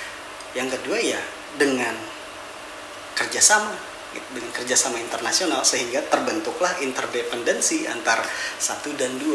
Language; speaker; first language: Indonesian; native; Indonesian